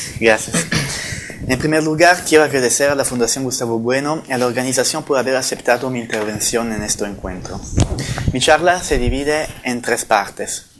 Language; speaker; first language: Spanish; non-native, fluent; Italian